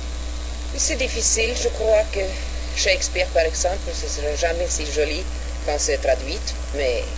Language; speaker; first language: French; non-native, fluent; Swedish